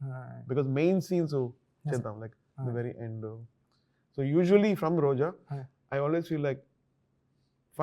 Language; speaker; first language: Telugu; non-native, learner; Tamil